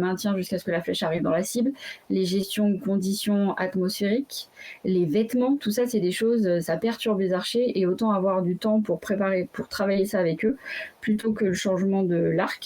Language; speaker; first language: French; native; French